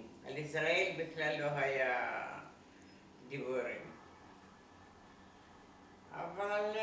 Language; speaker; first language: Hebrew; non-native, fluent; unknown